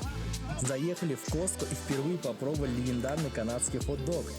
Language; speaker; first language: Russian; native; Russian